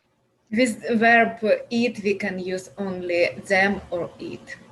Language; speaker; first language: English; non-native, learner; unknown